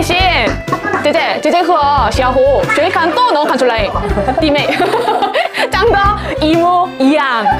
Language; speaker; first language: Chinese; non-native, learner; Korean